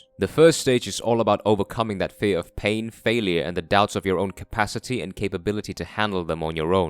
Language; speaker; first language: English; non-native, fluent; Korean